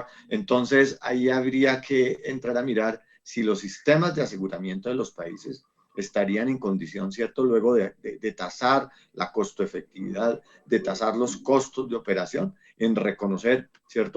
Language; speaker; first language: Spanish; native; Spanish